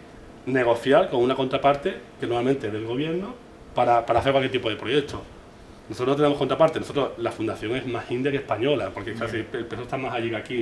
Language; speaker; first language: Spanish; native; Spanish